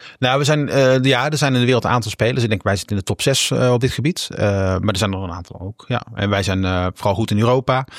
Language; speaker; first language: Dutch; native; Dutch